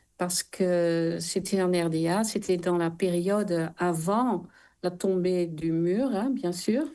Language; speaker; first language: French; non-native, fluent; Dutch